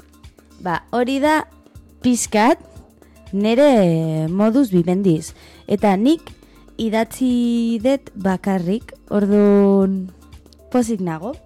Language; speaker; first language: Basque; non-native, learner; Spanish